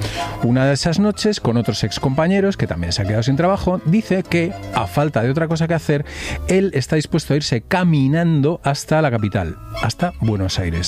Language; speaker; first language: Spanish; native; Spanish